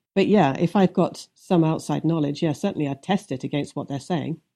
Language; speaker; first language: English; native; English